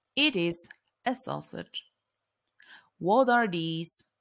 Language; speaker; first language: English; non-native, fluent; Polish